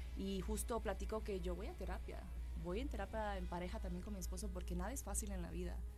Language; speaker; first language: Spanish; early bilingual, heritage; Spanish